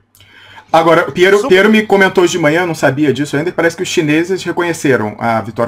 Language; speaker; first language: Portuguese; native; Portuguese